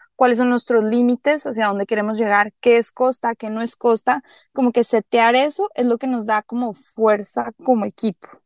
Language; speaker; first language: Spanish; native; Spanish